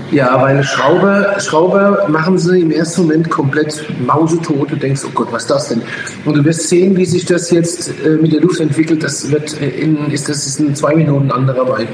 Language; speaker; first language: German; native; German